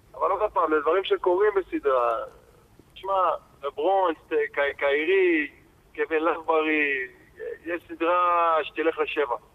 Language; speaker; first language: Hebrew; native; Hebrew